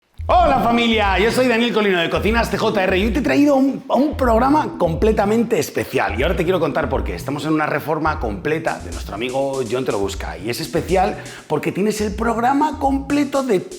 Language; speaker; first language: Spanish; native; Spanish